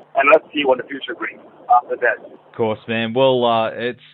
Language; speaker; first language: English; non-native, fluent; Polish